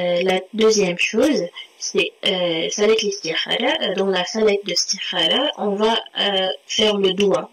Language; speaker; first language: French; non-native, local second language; Arabic